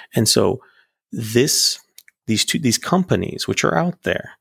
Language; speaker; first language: English; native; English